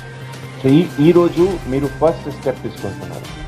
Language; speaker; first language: Telugu; non-native, fluent; Hindi